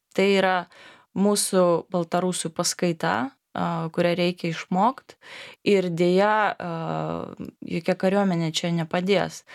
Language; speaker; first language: Lithuanian; non-native, fluent; Belarusian